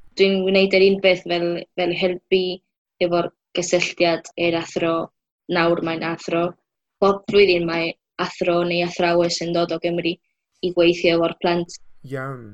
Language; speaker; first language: Welsh; non-native, fluent; Spanish